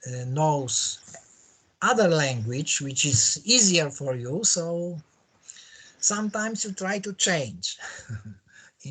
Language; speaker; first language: English; non-native, learner; Polish